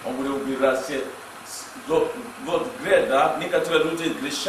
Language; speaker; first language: Russian; non-native, learner; English